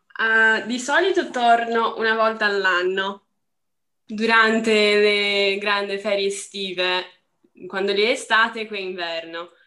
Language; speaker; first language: Italian; non-native, fluent; Portuguese